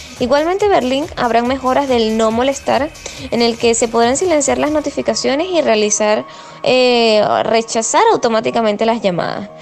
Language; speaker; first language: Spanish; native; Spanish